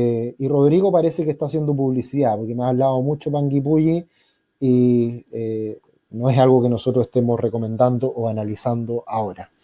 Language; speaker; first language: Spanish; native; Spanish